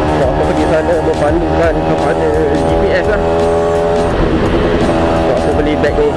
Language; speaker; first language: Malay; native; Malay